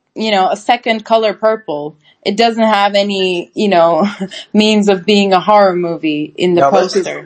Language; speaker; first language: English; non-native, fluent; Turkish